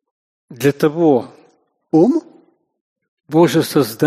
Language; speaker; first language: Russian; native; Russian